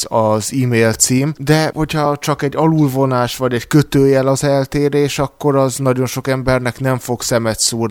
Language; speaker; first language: Hungarian; native; Hungarian